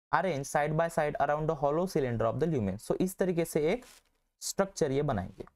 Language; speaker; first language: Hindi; non-native, local second language; Marathi